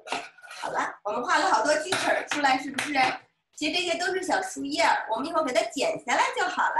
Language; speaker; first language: Chinese; native; Chinese